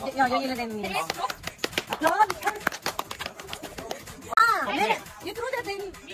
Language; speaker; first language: Swedish; non-native, learner; Filipino